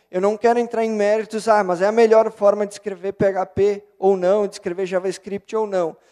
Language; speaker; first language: Portuguese; native; Portuguese